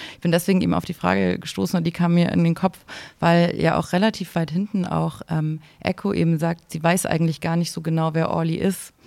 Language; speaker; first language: German; native; German